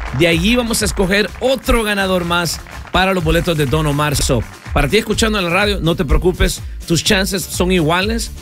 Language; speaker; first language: Spanish; early bilingual, heritage; Spanish